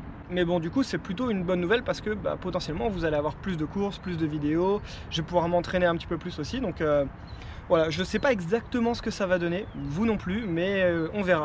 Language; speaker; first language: French; native; French